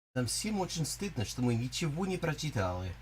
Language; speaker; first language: Russian; non-native, learner; English